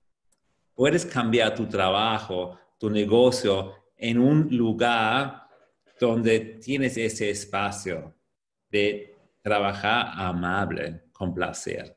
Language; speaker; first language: Spanish; non-native, fluent; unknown